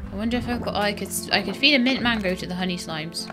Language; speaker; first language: English; native; English